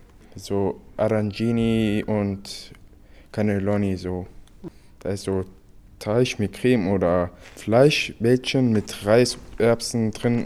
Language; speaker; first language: German; early bilingual, other home language; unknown